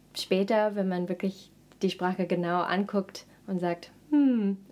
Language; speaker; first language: German; non-native, fluent; English